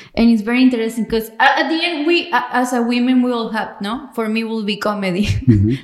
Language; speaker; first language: English; non-native, fluent; Spanish